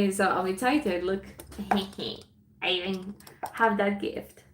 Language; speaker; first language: English; non-native, fluent; Spanish